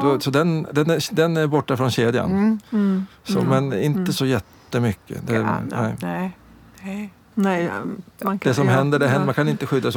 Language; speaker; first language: Swedish; native; Swedish